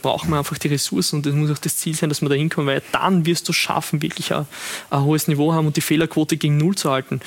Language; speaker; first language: German; native; German